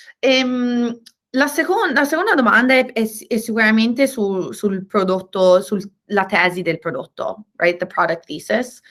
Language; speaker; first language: Italian; native; Italian